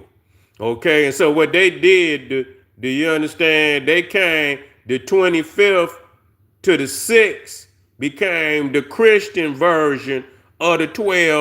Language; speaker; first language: English; native; English